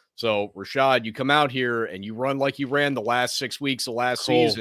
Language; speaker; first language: English; native; English